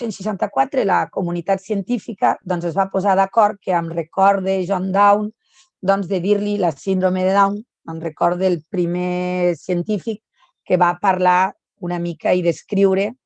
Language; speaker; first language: Catalan; native; Catalan